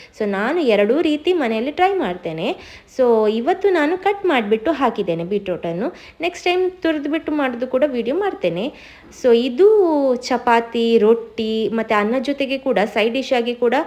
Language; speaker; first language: Kannada; native; Kannada